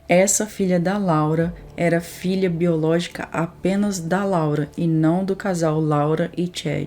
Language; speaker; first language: Portuguese; native; Portuguese